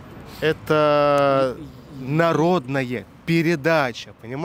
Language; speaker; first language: Russian; native; Russian